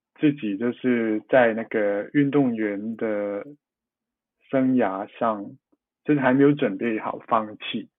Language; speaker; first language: Chinese; non-native, local second language; Cantonese